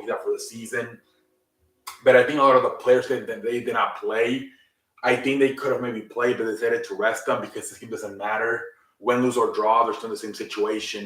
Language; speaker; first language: English; native; English